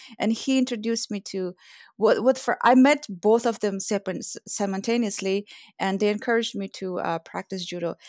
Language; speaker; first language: English; non-native, fluent; Persian